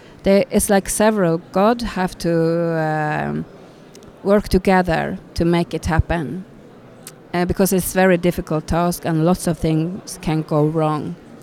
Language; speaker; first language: English; non-native, fluent; Norwegian